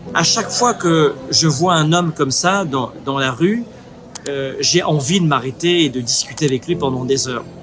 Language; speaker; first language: French; native; French